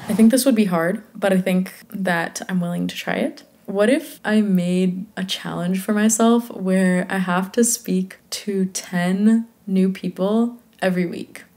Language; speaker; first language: English; native; English